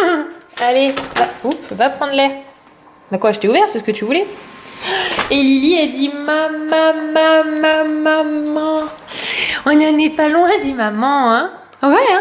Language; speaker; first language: French; native; French